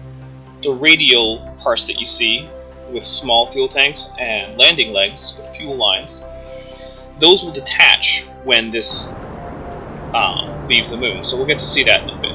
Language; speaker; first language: English; native; English